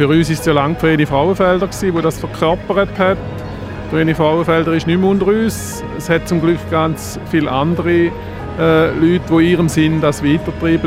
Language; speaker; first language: German; native; German